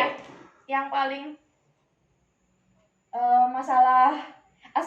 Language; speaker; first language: Indonesian; native; Indonesian